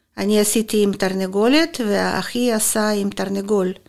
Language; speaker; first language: Hebrew; non-native, fluent; Russian